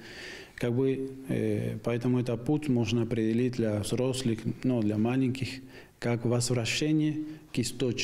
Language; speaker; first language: Russian; non-native, fluent; Spanish